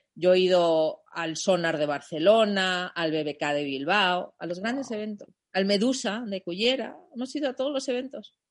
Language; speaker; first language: Spanish; non-native, fluent; German